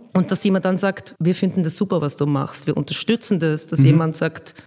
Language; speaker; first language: German; native; German